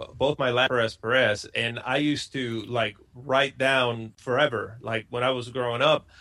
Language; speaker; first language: English; non-native, fluent; Spanish